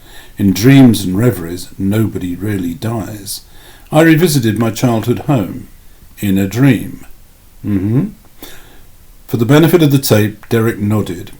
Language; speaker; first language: English; native; English